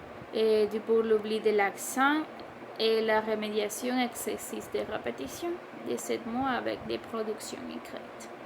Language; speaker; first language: French; non-native, learner; Spanish